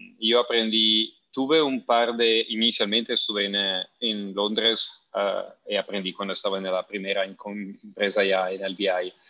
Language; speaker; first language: Spanish; non-native, fluent; Italian